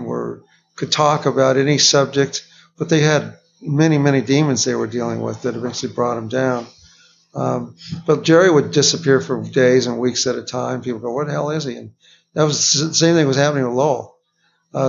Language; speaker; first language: English; native; English